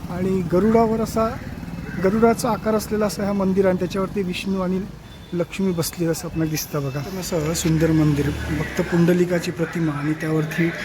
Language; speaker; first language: Marathi; native; Marathi